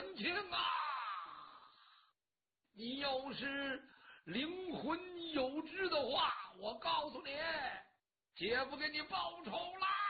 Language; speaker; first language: Chinese; native; Chinese